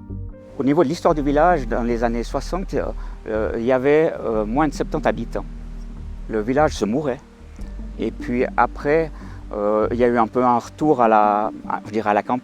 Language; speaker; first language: French; native; French